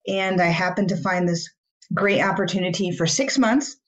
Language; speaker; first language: English; native; English